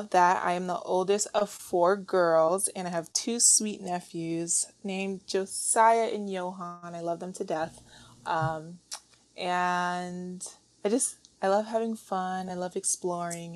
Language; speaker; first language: English; native; English